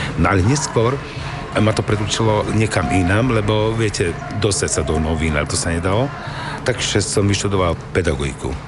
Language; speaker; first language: Slovak; non-native, local second language; Romany